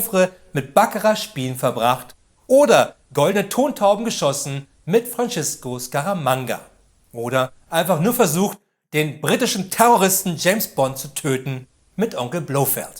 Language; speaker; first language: German; native; German